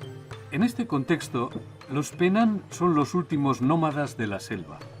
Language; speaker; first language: Spanish; native; Spanish